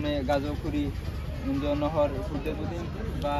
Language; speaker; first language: Persian; non-native, learner; Bangla